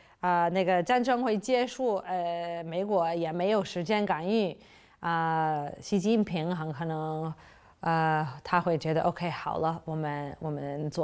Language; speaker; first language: Chinese; non-native, fluent; English